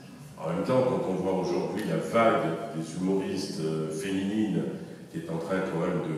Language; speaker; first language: French; native; French